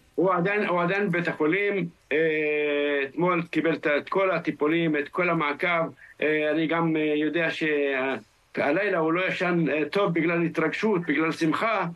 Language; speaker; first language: Hebrew; non-native, local second language; Arabic